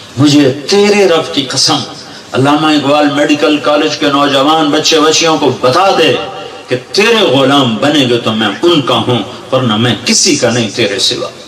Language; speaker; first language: Urdu; non-native, local second language; Punjabi